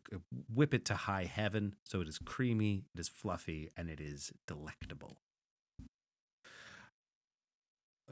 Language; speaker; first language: English; native; English